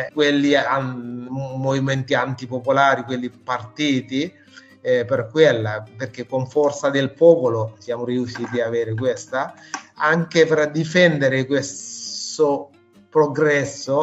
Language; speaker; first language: Italian; non-native, fluent; Sinhala